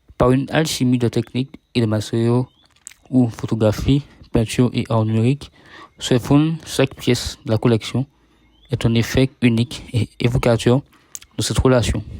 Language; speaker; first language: French; native; French